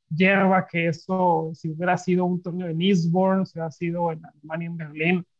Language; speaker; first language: Spanish; native; Spanish